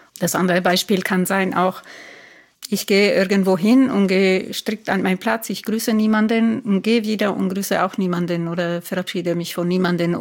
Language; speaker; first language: German; non-native, fluent; Italian